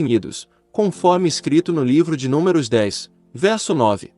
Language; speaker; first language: Portuguese; native; Portuguese